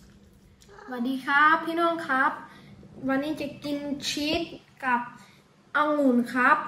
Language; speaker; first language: Thai; early bilingual, heritage; Thai